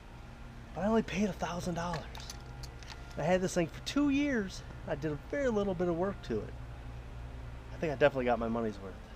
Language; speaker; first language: English; native; English